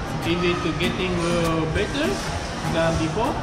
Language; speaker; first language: English; non-native, learner; Japanese